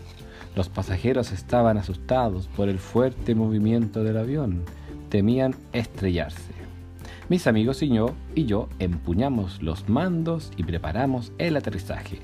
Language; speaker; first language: Spanish; native; Spanish